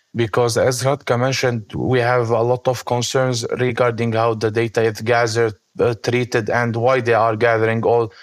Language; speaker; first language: English; non-native, fluent; Arabic